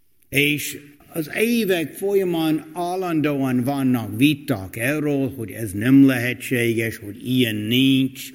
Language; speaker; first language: Hungarian; non-native, fluent; English